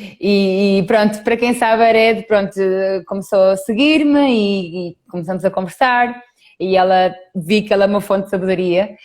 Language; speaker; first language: Portuguese; native; Portuguese